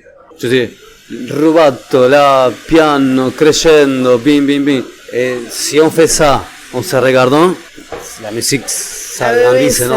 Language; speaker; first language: French; non-native, fluent; Spanish